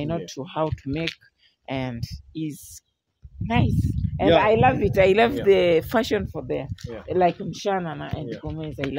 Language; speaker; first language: English; non-native, learner; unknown